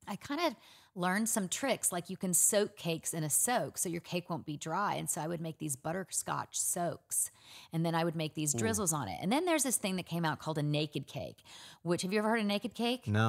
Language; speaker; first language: English; native; English